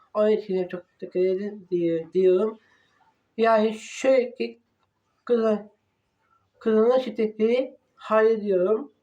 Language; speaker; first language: Turkish; non-native, learner; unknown